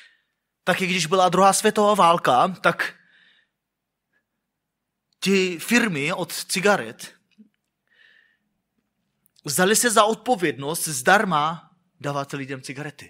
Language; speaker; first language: Czech; non-native, fluent; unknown